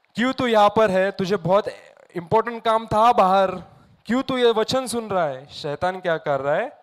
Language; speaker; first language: Hindi; non-native, local second language; Marathi